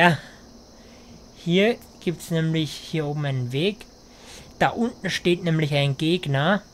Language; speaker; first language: German; native; German